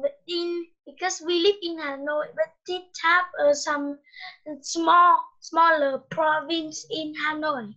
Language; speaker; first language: English; non-native, learner; Vietnamese